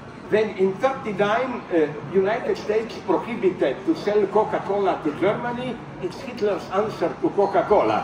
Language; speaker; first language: English; non-native, fluent; Slovenian